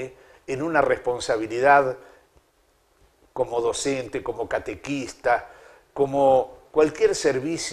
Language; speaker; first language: Spanish; native; Spanish